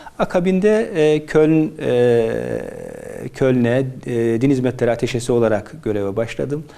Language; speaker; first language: Turkish; native; Turkish